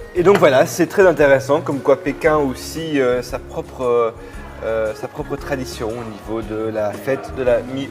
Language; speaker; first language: French; native; French